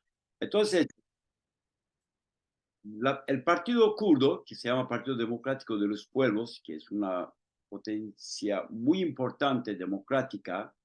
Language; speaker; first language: Spanish; non-native, fluent; Turkish